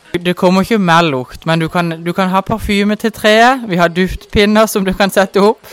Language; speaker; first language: Norwegian; native; Norwegian